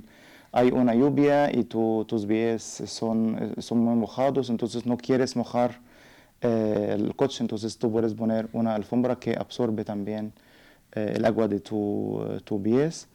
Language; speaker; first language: Spanish; non-native, learner; Arabic